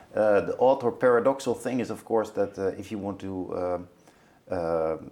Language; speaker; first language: English; non-native, fluent; Dutch